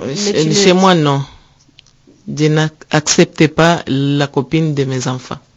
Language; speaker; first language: French; non-native, learner; Rundi